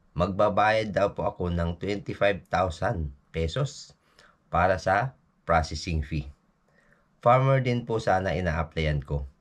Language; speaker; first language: Filipino; native; Filipino